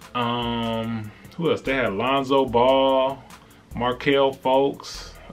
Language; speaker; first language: English; native; English